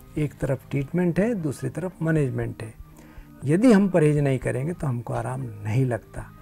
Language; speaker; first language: Hindi; native; Hindi